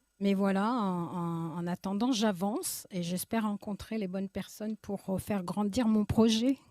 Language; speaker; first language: French; early bilingual, other home language; Arabic